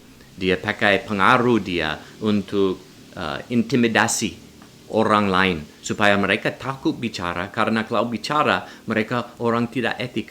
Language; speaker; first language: Indonesian; non-native, learner; English